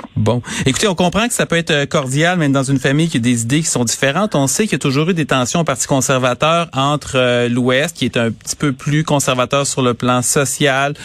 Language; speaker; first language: French; native; French